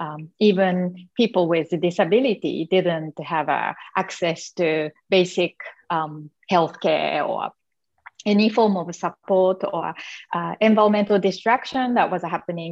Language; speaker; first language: English; non-native, fluent; Japanese